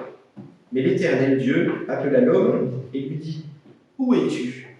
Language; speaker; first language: French; native; French